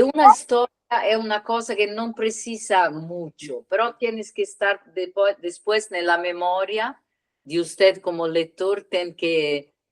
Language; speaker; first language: Spanish; non-native, learner; Italian